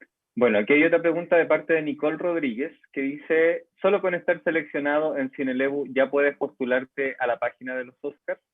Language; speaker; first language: Spanish; native; Spanish